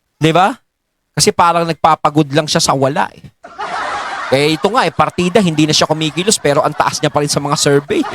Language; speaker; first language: Filipino; native; Filipino